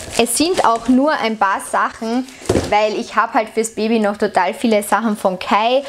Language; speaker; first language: German; native; German